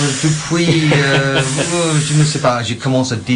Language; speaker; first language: French; non-native, learner; English